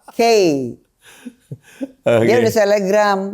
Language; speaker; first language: Indonesian; native; Indonesian